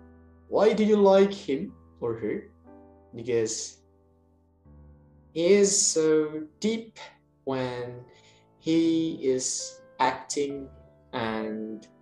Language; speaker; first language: English; non-native, learner; Indonesian